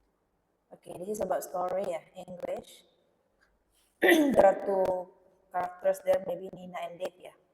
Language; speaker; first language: English; non-native, local second language; Indonesian